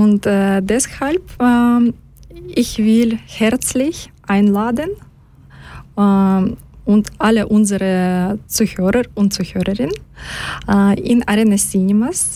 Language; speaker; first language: German; non-native, learner; Ukrainian